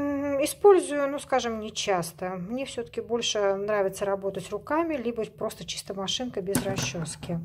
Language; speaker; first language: Russian; native; Russian